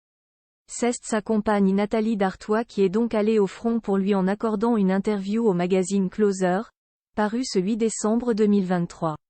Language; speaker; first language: French; native; French